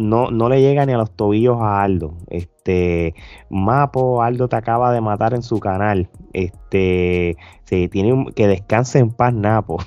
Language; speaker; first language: Spanish; native; Spanish